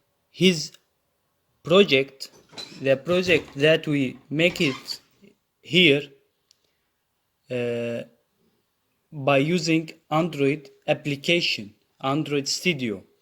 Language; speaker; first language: English; non-native, learner; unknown